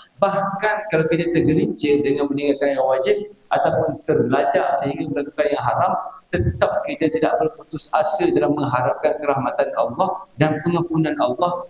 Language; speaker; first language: Malay; native; Malay